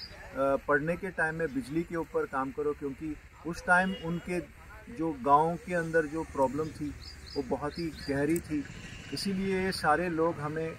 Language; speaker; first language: Hindi; non-native, local second language; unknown